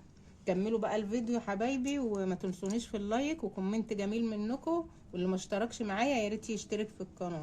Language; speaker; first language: Arabic; native; Arabic